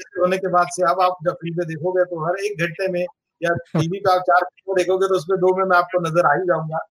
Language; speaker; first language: Hindi; non-native, local second language; Marathi